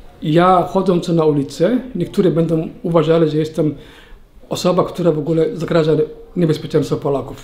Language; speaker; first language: Polish; non-native, learner; Somali